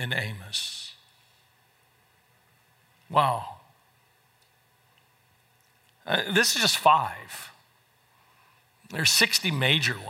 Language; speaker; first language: English; native; English